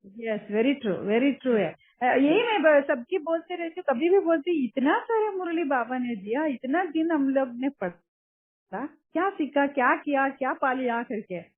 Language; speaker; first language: Hindi; non-native, learner; Kannada